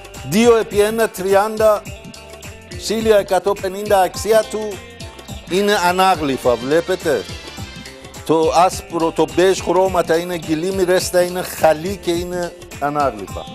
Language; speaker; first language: Greek; non-native, learner; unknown